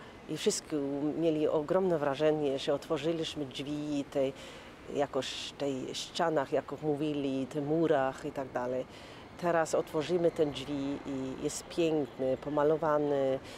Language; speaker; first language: Polish; non-native, learner; Norwegian